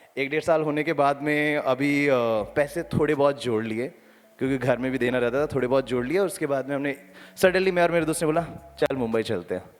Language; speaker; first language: Hindi; native; Hindi